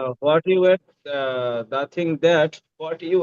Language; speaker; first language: English; non-native, learner; Bangla